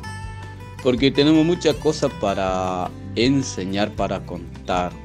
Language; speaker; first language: Spanish; non-native, local second language; Guarani